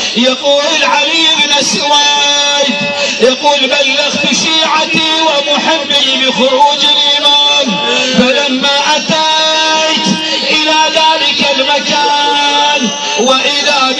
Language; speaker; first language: Arabic; native; Arabic